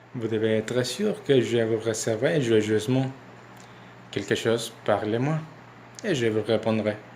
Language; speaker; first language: French; non-native, learner; Spanish